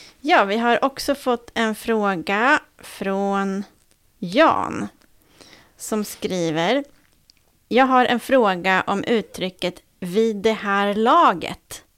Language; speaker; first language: Swedish; native; Swedish